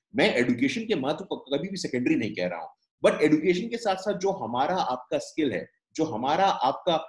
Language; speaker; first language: Hindi; native; Hindi